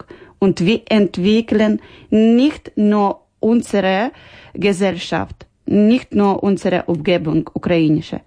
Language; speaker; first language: German; non-native, learner; Ukrainian